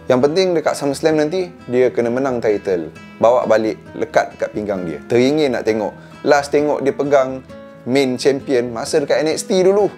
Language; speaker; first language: Malay; native; Malay